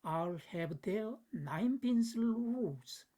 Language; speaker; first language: English; non-native, fluent; Korean